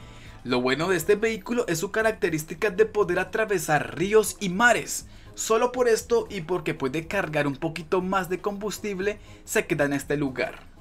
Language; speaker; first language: Spanish; native; Spanish